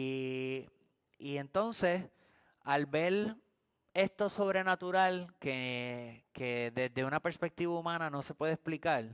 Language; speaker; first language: Spanish; native; Spanish